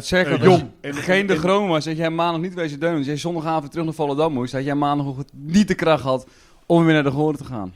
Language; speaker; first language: Dutch; native; Dutch